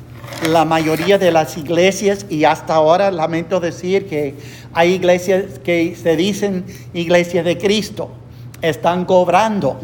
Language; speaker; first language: Spanish; non-native, fluent; English